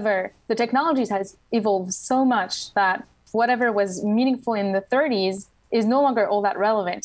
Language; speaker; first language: English; non-native, fluent; French